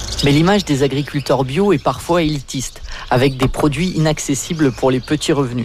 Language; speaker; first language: French; native; French